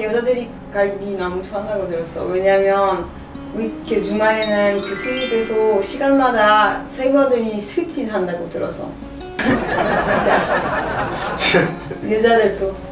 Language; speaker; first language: Korean; non-native, learner; French